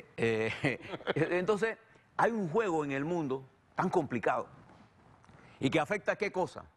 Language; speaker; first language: Spanish; native; Spanish